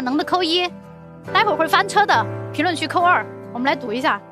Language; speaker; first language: Chinese; native; Chinese